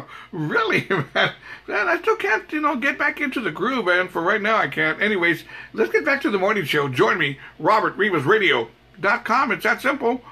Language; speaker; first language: English; native; English